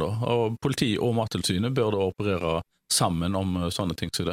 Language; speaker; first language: Norwegian; native; Norwegian